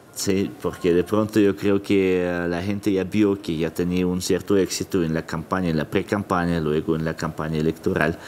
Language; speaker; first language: Spanish; non-native, fluent; Russian